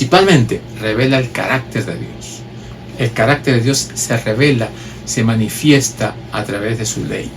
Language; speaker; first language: Spanish; native; Spanish